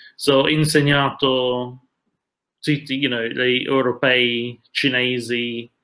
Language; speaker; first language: Italian; non-native, fluent; English